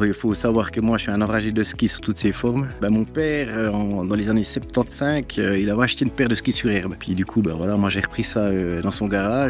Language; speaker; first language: French; native; French